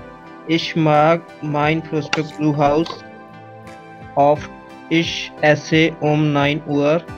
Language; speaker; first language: German; non-native, learner; Punjabi